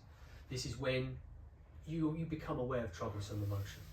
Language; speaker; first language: English; native; English